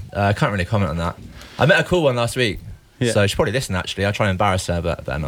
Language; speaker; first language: English; native; English